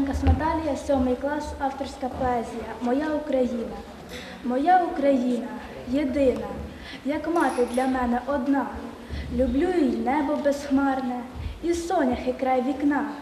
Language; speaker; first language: Ukrainian; native; Ukrainian